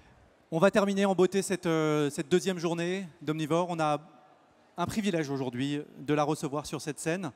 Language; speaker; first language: French; native; French